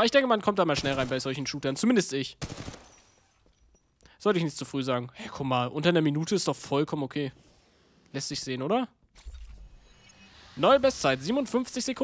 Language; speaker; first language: German; native; German